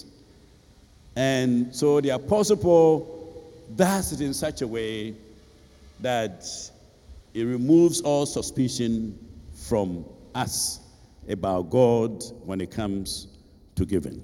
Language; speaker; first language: English; non-native, local second language; Akan